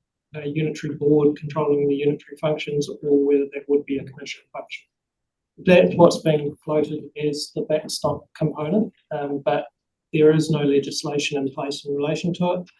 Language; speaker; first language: English; native; English